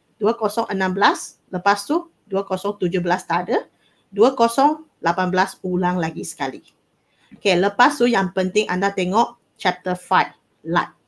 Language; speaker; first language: Malay; non-native, local second language; Cantonese